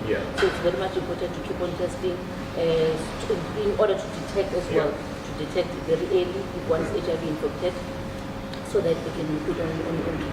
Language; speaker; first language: English; non-native, local second language; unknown